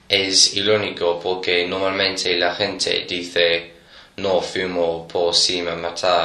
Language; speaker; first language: Spanish; non-native, learner; English